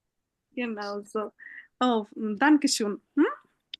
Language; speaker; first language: German; non-native, fluent; Bangla